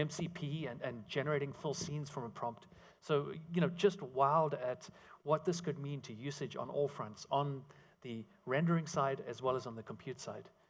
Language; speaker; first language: English; native; English